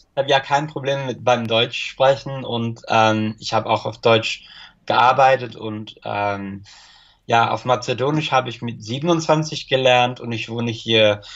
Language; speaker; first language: German; non-native, fluent; English